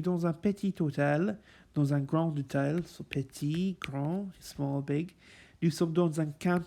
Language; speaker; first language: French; non-native, fluent; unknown